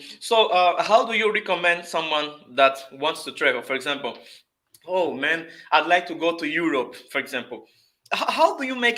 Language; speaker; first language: English; non-native, fluent; Portuguese